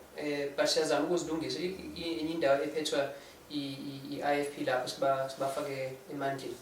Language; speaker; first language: Zulu; non-native, local second language; English